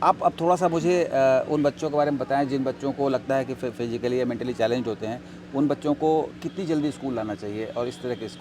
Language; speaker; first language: Hindi; native; Hindi